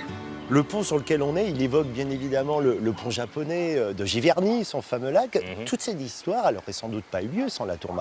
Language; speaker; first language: French; native; French